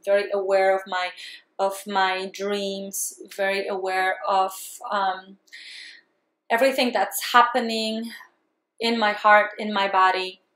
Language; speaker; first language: English; non-native, fluent; Polish